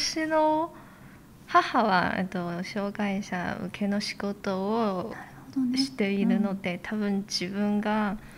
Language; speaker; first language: Japanese; non-native, fluent; Chinese